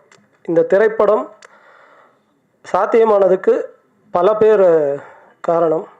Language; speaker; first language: Tamil; native; Tamil